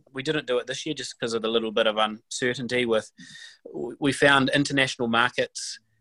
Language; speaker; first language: English; native; English